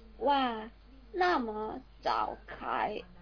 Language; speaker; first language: Chinese; non-native, learner; Korean